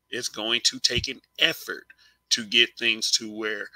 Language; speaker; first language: English; native; English